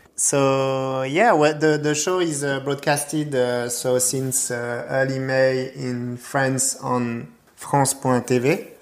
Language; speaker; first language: English; non-native, fluent; French